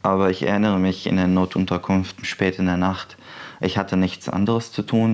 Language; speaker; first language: German; non-native, fluent; Arabic